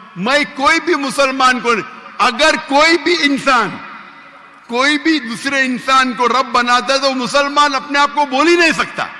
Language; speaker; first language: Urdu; non-native, local second language; Konkani